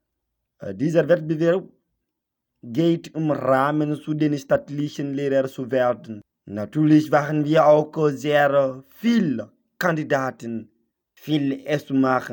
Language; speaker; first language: German; non-native, learner; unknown